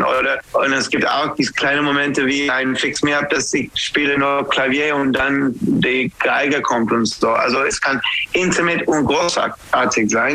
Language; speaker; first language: German; non-native, learner; English